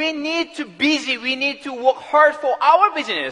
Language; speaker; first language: English; non-native, learner; Korean